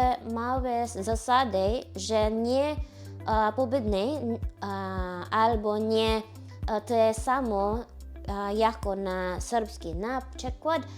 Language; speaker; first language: Polish; non-native, learner; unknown